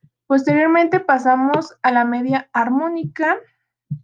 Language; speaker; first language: Spanish; native; Spanish